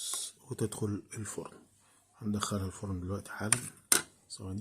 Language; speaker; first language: Arabic; native; Arabic